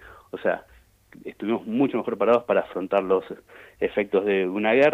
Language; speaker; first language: Spanish; native; Spanish